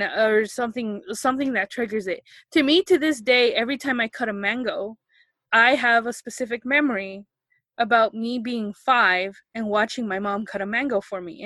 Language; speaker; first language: English; native; English